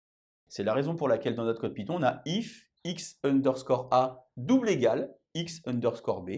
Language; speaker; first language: French; native; French